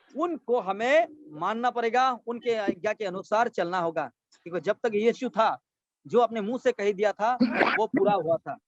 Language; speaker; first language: Hindi; non-native, local second language; Assamese